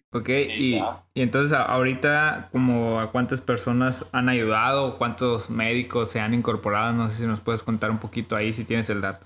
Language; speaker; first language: Spanish; native; Spanish